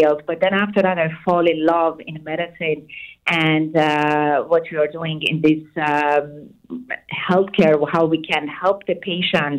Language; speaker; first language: English; non-native, fluent; Persian